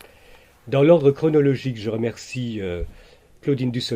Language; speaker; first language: French; native; French